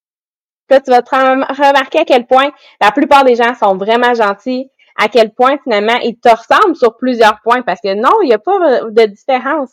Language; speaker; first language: French; native; French